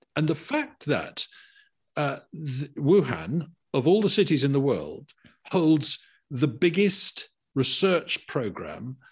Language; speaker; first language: English; native; English